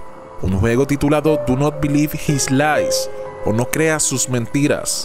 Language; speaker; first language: Spanish; native; Spanish